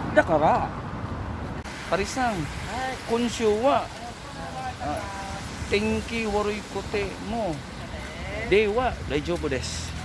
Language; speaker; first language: Japanese; non-native, learner; Cebuano